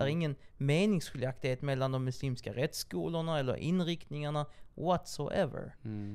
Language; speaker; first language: Swedish; native; Swedish